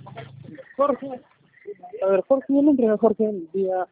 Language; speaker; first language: Spanish; native; Spanish